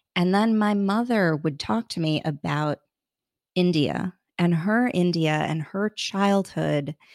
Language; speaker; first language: English; early bilingual, other home language; Hindi